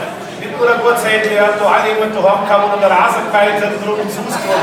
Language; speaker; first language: German; native; German